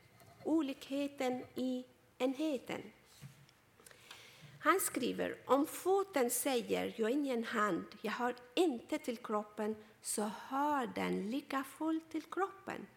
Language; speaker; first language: Swedish; non-native, fluent; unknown